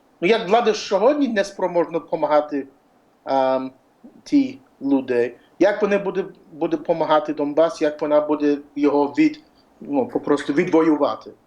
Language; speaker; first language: Ukrainian; early bilingual, heritage; Ukrainian